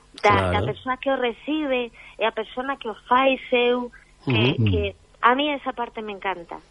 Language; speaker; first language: Galician; non-native, local second language; Spanish